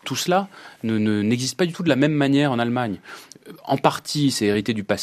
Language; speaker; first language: French; native; French